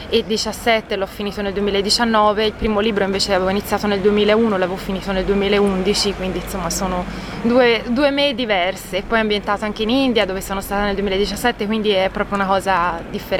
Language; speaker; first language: Italian; native; Italian